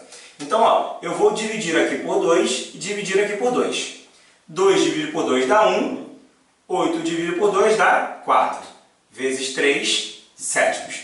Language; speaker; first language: Portuguese; native; Portuguese